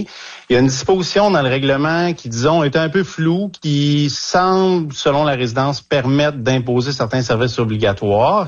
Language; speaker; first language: French; native; French